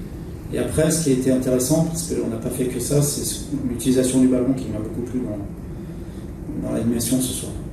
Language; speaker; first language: French; native; French